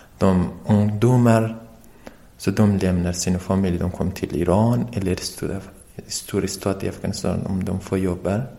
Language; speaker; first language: Swedish; non-native, learner; Persian